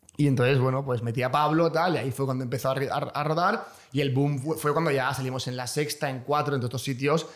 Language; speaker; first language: Spanish; native; Spanish